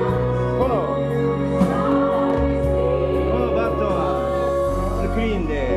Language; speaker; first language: Japanese; non-native, learner; English